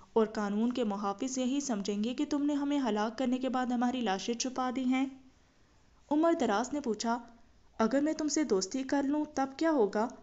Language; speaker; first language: Hindi; native; Hindi